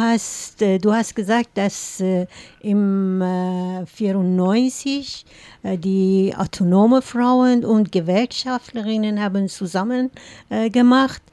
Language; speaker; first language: German; non-native, learner; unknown